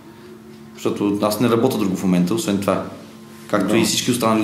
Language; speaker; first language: Bulgarian; native; Bulgarian